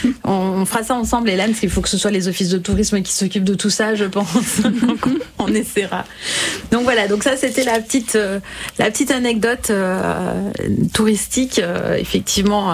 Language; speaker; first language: French; native; French